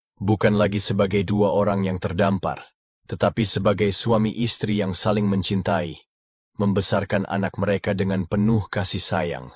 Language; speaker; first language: Indonesian; native; Indonesian